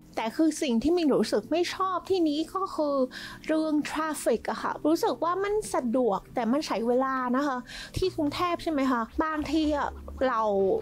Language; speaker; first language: Thai; non-native, fluent; Vietnamese